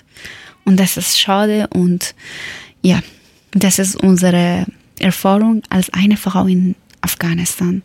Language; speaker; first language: German; non-native, learner; Persian